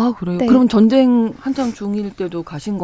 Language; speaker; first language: Korean; native; Korean